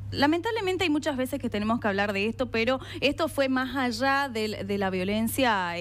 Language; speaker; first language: Spanish; native; Spanish